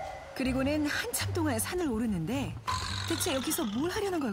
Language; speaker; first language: Korean; native; Korean